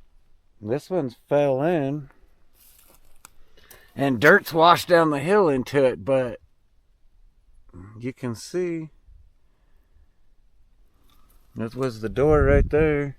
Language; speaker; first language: English; native; English